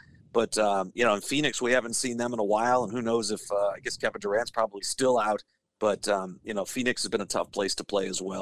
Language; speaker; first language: English; native; English